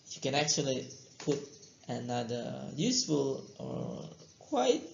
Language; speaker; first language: English; non-native, fluent; Indonesian